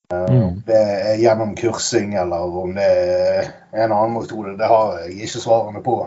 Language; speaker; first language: Norwegian; native; Norwegian